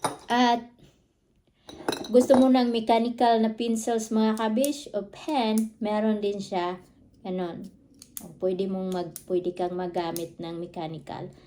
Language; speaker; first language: Filipino; non-native, local second language; Cebuano